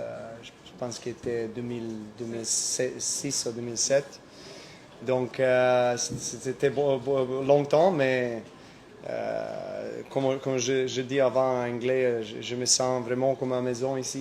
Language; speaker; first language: French; non-native, learner; Serbian